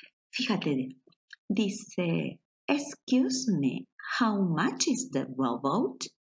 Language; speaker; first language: English; non-native, fluent; Spanish